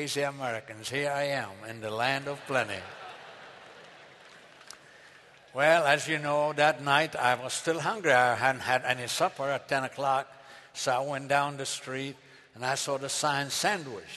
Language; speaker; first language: English; non-native, fluent; Arabic